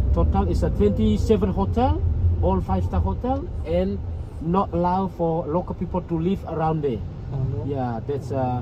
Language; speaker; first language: English; non-native, learner; Indonesian